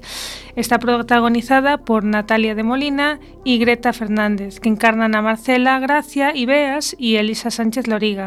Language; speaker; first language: Spanish; native; Spanish